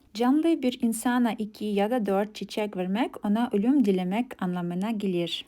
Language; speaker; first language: Turkish; non-native, fluent; Russian